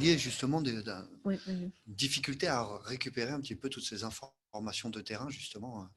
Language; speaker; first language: French; native; French